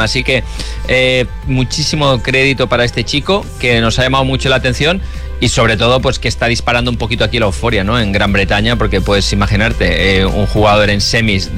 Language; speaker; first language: Spanish; native; Spanish